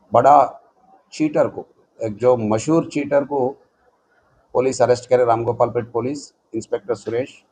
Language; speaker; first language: Hindi; non-native, local second language; Telugu